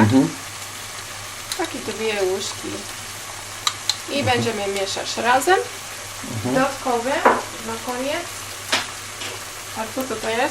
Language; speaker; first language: Polish; non-native, learner; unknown